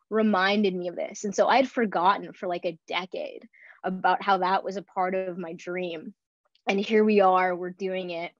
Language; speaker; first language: English; native; English